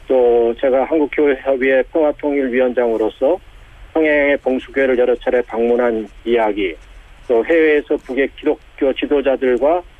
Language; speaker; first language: Korean; native; Korean